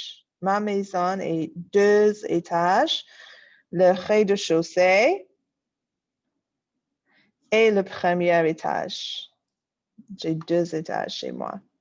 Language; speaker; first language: French; non-native, fluent; English